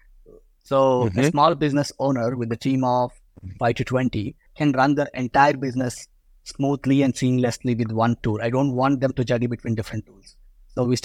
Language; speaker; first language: English; non-native, local second language; Telugu